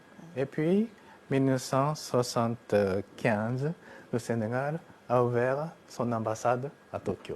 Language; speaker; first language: French; non-native, fluent; Japanese